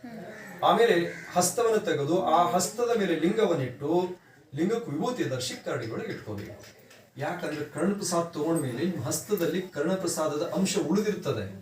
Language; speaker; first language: Kannada; native; Kannada